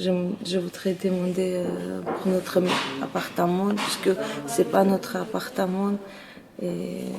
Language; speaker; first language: French; non-native, learner; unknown